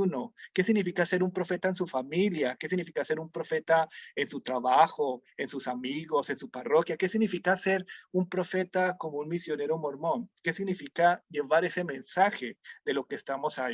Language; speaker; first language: Spanish; native; Spanish